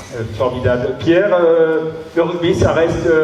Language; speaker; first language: French; native; French